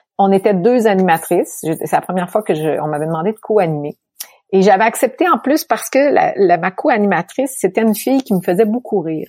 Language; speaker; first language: French; native; French